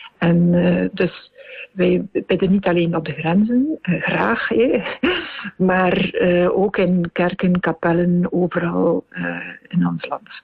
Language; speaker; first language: Dutch; native; Dutch